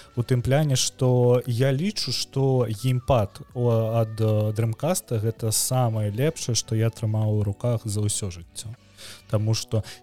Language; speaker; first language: Belarusian; non-native, local second language; Russian